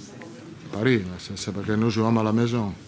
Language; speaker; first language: French; non-native, learner; Italian